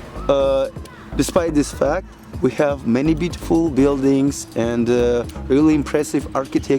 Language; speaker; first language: English; non-native, learner; Kazakh